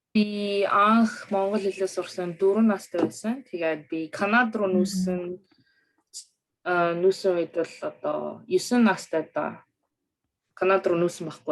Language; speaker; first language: Mongolian; early bilingual, other home language; Korean